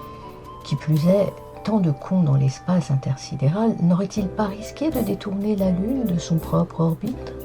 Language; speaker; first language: French; native; French